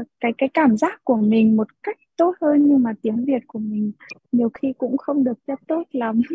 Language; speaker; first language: Vietnamese; early bilingual, heritage; Vietnamese